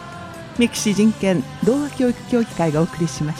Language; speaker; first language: Japanese; native; Japanese